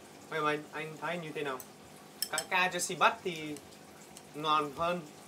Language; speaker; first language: Vietnamese; non-native, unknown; English